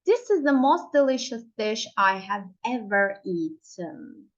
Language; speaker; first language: English; non-native, fluent; Turkish